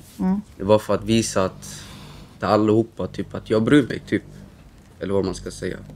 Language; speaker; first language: Swedish; early bilingual, other home language; Romany